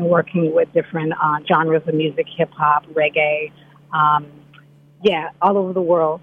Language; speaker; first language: English; native; English